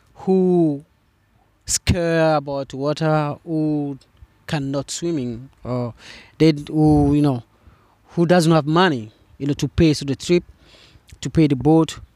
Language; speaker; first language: English; non-native, fluent; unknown